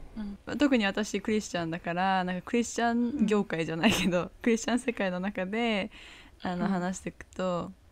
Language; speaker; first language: Japanese; native; Japanese